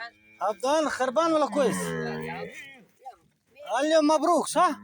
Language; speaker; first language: Arabic; non-native, learner; Saraiki